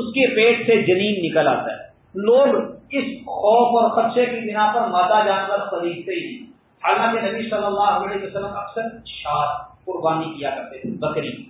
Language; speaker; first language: Urdu; non-native, local second language; Punjabi